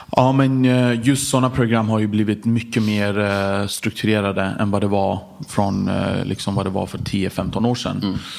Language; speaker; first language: Swedish; early bilingual, other home language; Persian